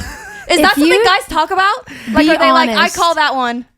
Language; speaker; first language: English; native; English